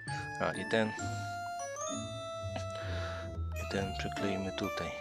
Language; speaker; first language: Polish; native; Polish